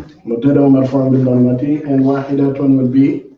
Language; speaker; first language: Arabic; non-native, fluent; English